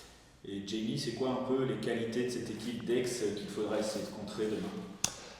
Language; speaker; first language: French; native; French